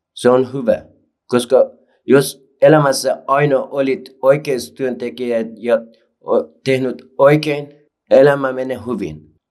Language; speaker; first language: Finnish; non-native, learner; Persian